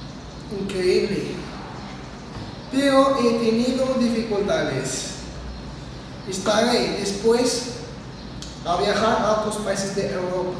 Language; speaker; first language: Spanish; non-native, learner; Arabic